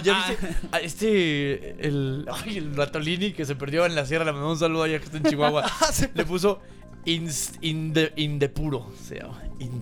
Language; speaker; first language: Spanish; native; Spanish